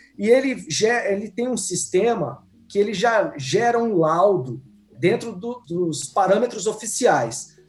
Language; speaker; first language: Portuguese; early bilingual, heritage; Portuguese